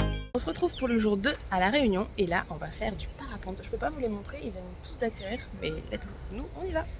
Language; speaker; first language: French; native; French